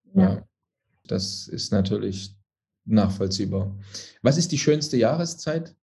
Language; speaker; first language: German; native; German